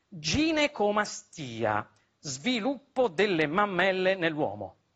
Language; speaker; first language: Italian; native; Italian